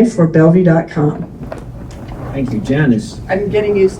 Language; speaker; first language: English; native; English